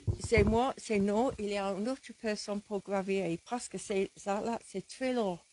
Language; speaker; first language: French; non-native, learner; English